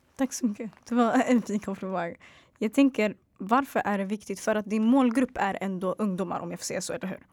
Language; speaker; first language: Swedish; early bilingual, other home language; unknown